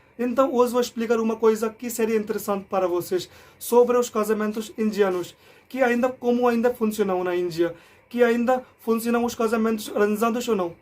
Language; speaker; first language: Portuguese; non-native, learner; Hindi